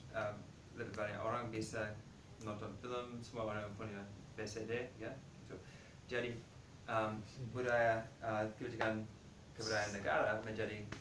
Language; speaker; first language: Indonesian; non-native, fluent; English